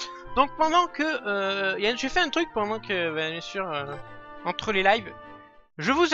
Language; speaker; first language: French; native; French